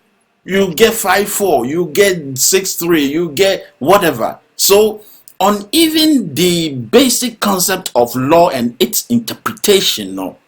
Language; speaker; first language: English; non-native, local second language; Akan